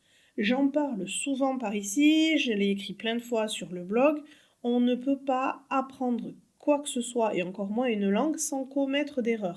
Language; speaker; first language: French; native; French